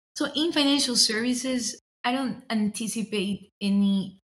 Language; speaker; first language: English; non-native, fluent; Spanish